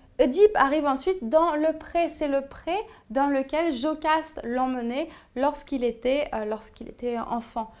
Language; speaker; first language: French; native; French